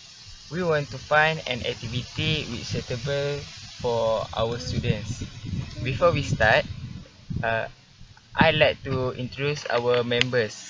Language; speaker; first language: English; non-native, learner; Malay